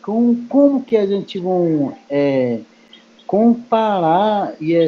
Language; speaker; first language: Portuguese; non-native, local second language; Kayapó